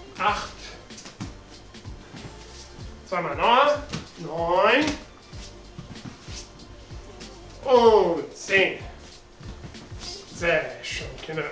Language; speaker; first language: German; non-native, learner; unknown